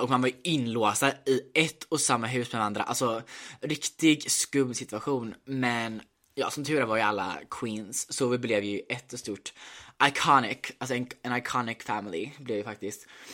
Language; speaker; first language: Swedish; native; Swedish